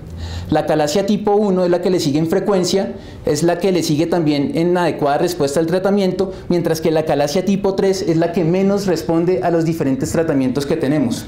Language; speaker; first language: Spanish; native; Spanish